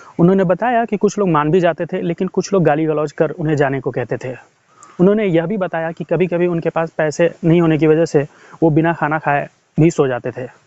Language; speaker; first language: Hindi; native; Hindi